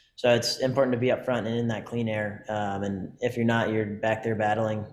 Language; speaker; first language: English; native; English